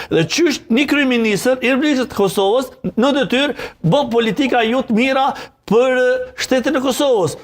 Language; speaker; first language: Albanian; native; Albanian